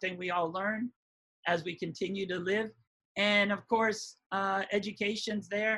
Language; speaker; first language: English; native; English